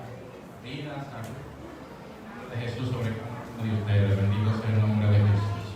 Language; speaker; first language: Spanish; native; Spanish